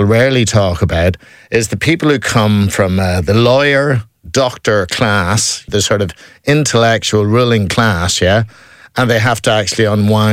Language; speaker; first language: English; native; English